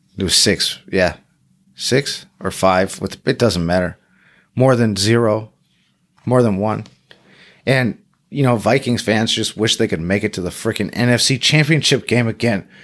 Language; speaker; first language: English; native; English